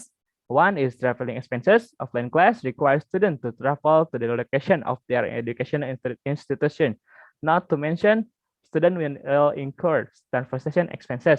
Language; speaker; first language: English; non-native, learner; Indonesian